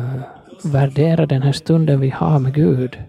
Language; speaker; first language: Swedish; non-native, fluent; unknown